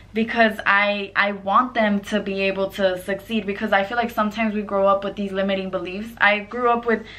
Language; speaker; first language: English; native; English